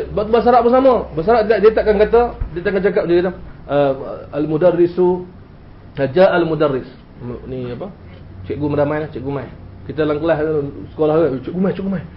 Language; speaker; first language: Malay; native; Malay